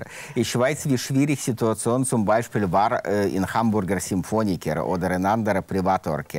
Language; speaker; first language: German; non-native, learner; Russian